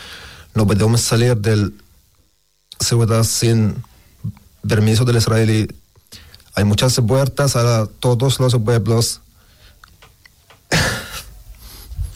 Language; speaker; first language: Spanish; non-native, learner; Arabic